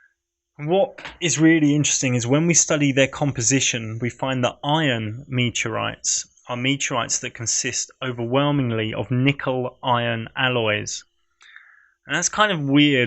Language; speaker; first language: English; native; English